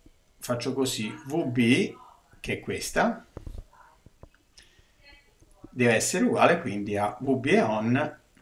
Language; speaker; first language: Italian; native; Italian